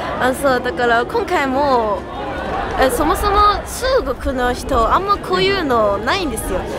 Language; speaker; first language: Japanese; non-native, fluent; Chinese